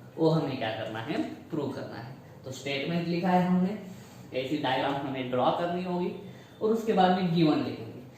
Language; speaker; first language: Hindi; non-native, local second language; Marathi